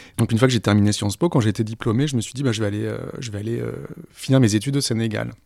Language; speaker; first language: French; native; French